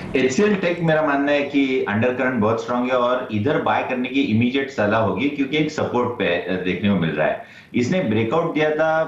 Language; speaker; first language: Hindi; non-native, local second language; Marathi